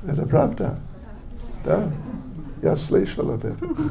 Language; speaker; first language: Russian; non-native, learner; English